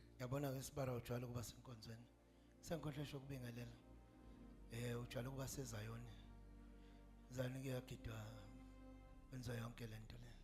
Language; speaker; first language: Zulu; native; Zulu